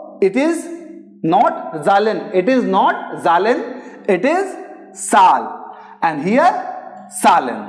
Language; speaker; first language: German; non-native, learner; Hindi